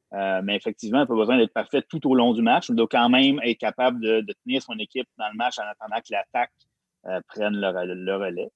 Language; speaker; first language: French; native; French